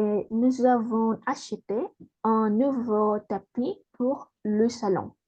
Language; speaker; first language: French; non-native, learner; Spanish